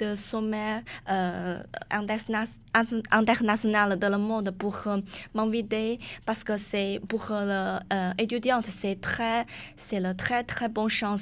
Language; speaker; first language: French; non-native, learner; Chinese